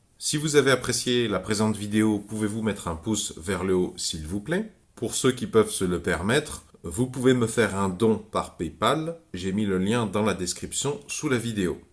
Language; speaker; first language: French; native; French